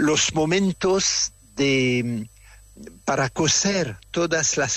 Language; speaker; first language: Spanish; non-native, fluent; French